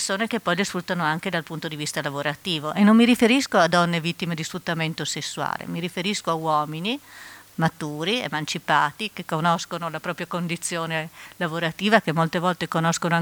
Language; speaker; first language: Italian; native; Italian